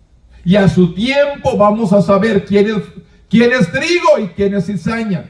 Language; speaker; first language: Spanish; native; Spanish